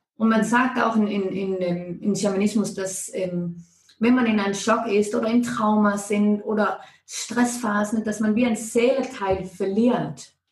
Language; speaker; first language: German; non-native, fluent; Danish